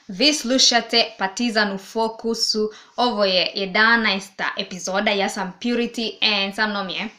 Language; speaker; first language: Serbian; non-native, learner; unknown